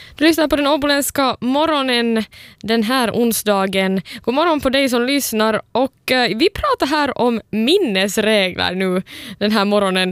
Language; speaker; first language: Swedish; native; Swedish